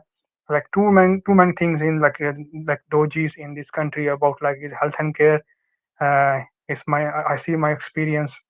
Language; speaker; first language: English; non-native, learner; Urdu